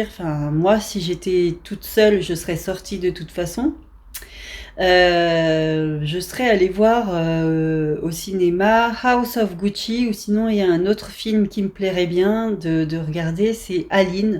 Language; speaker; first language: French; native; French